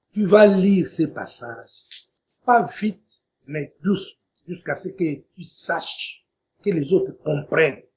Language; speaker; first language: French; non-native, local second language; Lingala